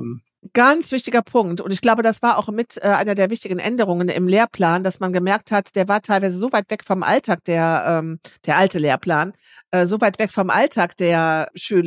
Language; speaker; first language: German; native; German